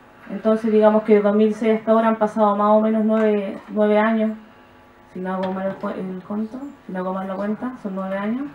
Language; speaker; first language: Spanish; native; Spanish